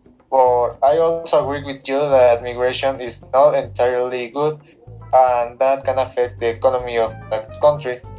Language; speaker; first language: English; non-native, learner; Spanish